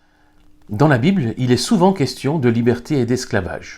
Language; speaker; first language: French; native; French